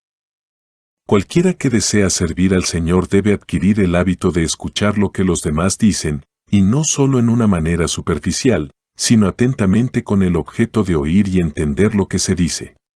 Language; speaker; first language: Spanish; native; Spanish